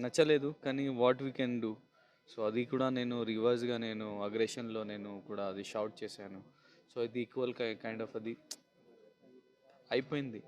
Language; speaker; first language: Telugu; non-native, local second language; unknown